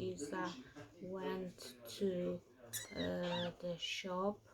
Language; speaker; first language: English; non-native, learner; Polish